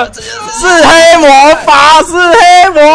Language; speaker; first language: Chinese; native; Chinese